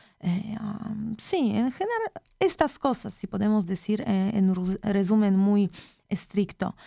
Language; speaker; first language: Spanish; non-native, fluent; Polish